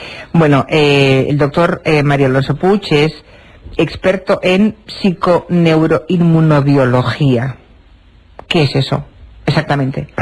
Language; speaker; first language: Spanish; native; Spanish